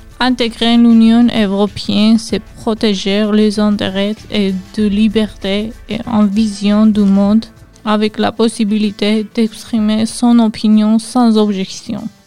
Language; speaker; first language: French; non-native, learner; Georgian